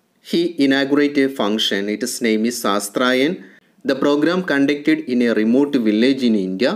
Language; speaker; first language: English; non-native, local second language; Malayalam